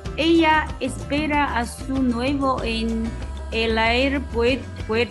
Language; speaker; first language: Spanish; non-native, learner; Chinese